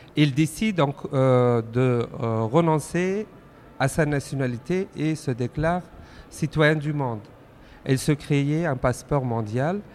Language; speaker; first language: French; non-native, fluent; Persian